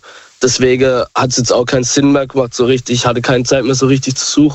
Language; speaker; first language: German; native; German